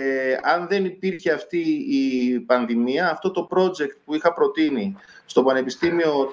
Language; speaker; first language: Greek; native; Greek